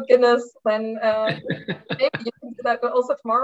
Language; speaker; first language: English; non-native, fluent; German